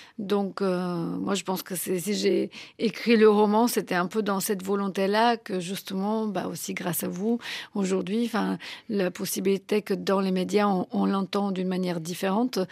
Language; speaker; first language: French; non-native, fluent; Bulgarian